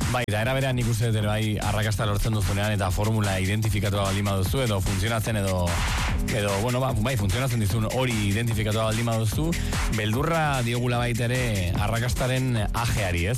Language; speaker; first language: Basque; native; Basque